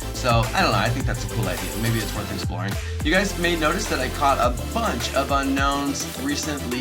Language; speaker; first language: English; native; English